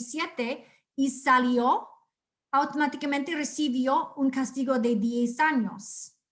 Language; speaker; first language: Spanish; non-native, fluent; English